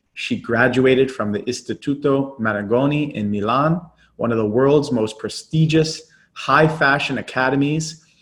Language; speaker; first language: English; native; English